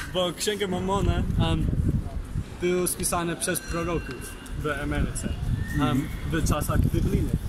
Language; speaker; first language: Polish; non-native, learner; English